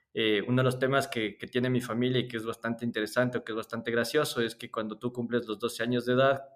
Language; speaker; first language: Spanish; native; Spanish